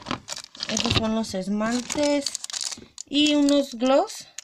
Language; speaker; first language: Spanish; native; Spanish